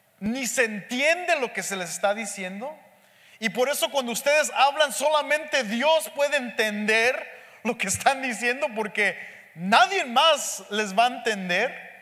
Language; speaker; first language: Spanish; early bilingual, heritage; Spanish